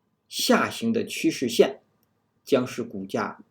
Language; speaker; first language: Chinese; native; Chinese